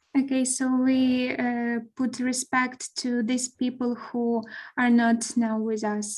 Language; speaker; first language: English; non-native, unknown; Ukrainian